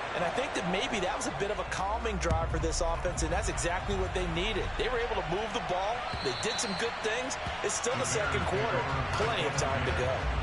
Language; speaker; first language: English; native; English